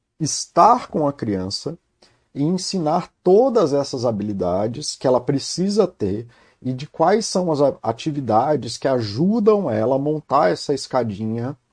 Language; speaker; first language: Portuguese; native; Portuguese